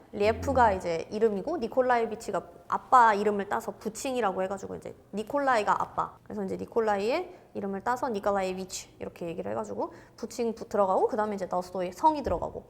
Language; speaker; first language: Korean; non-native, fluent; Russian